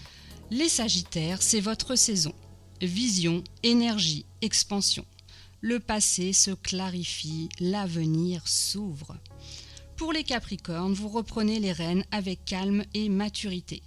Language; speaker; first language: French; native; French